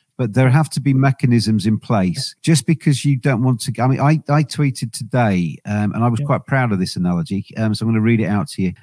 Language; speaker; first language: English; native; English